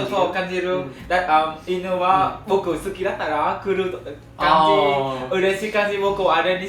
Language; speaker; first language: Japanese; non-native, learner; Vietnamese